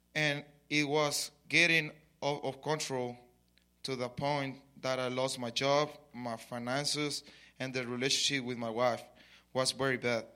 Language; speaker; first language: English; non-native, learner; Spanish